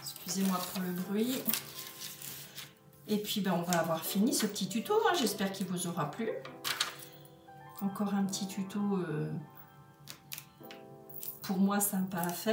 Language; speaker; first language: French; native; French